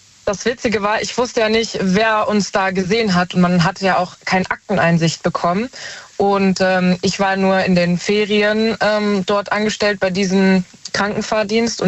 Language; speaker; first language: German; native; German